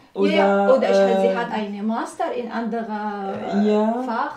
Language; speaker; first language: German; non-native, learner; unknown